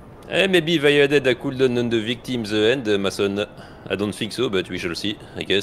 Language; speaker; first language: English; non-native, fluent; French